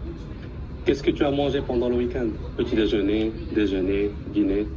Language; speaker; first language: French; early bilingual, heritage; Arabic